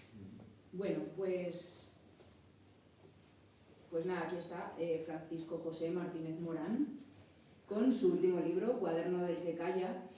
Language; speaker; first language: Spanish; native; Spanish